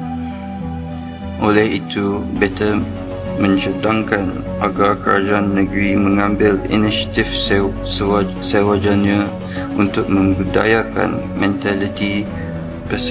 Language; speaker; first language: Malay; native; Malay